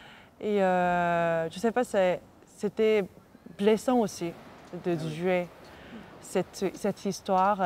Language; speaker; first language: French; non-native, fluent; Korean